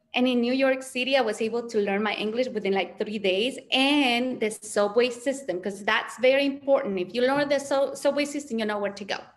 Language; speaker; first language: English; early bilingual, other home language; Spanish